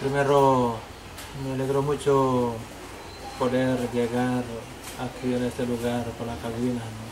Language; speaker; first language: Spanish; non-native, learner; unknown